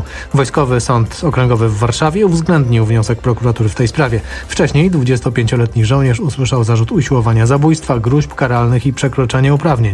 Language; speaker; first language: Polish; native; Polish